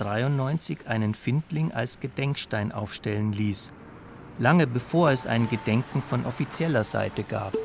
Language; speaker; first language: German; native; German